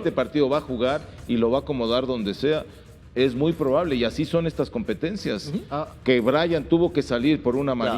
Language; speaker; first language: Spanish; native; Spanish